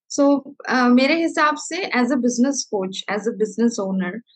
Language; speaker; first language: Hindi; non-native, local second language; Malayalam